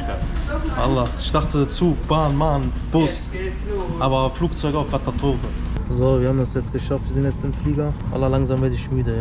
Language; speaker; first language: German; early bilingual, other home language; Turkish